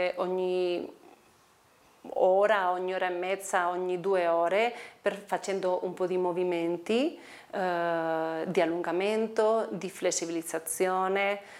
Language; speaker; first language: Italian; non-native, fluent; Spanish